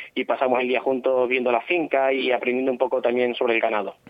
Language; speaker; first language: Spanish; native; Spanish